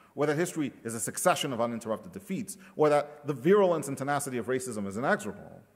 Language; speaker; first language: English; early bilingual, other home language; Spanish